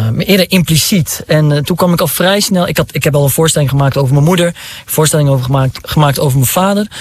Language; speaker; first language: Dutch; early bilingual, other home language; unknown